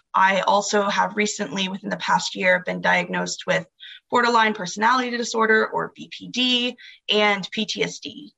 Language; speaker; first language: English; native; English